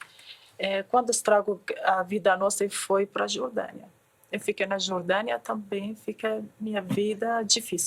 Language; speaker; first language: Portuguese; non-native, learner; Arabic